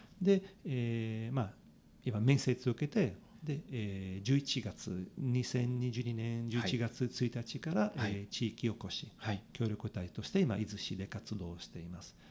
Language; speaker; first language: Japanese; non-native, fluent; Italian